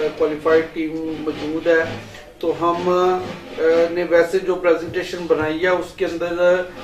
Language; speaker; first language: Urdu; non-native, local second language; Pahari-Potwari